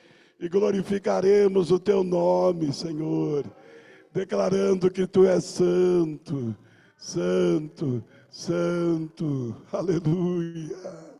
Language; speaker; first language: Portuguese; native; Portuguese